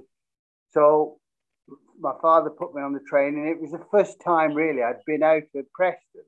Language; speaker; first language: English; native; English